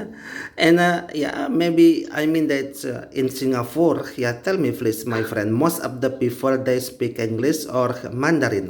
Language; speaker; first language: English; non-native, learner; Indonesian